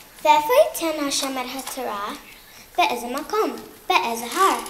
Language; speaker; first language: Hebrew; non-native, learner; English